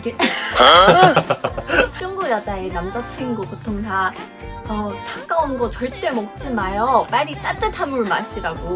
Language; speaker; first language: Korean; non-native, fluent; Chinese